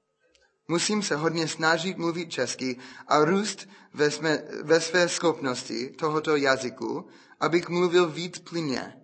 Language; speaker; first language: Czech; non-native, fluent; English